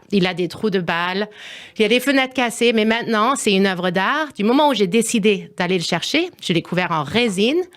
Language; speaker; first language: French; non-native, fluent; English